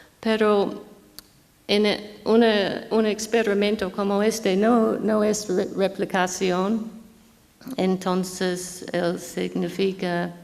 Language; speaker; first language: Spanish; non-native, fluent; English